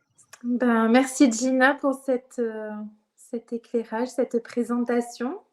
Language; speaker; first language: French; native; French